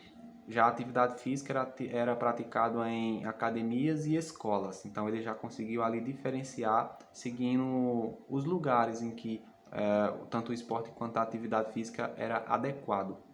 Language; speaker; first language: Portuguese; native; Portuguese